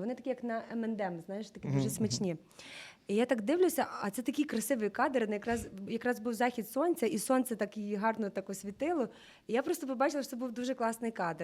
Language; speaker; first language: Ukrainian; native; Ukrainian